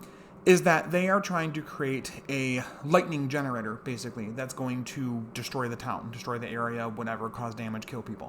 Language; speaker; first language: English; native; English